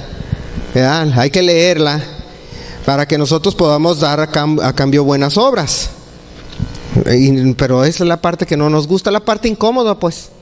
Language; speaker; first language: Spanish; native; Spanish